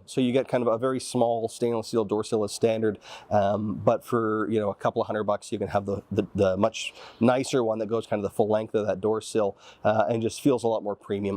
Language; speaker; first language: English; native; English